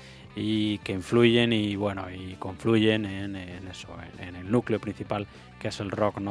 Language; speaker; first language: Spanish; native; Spanish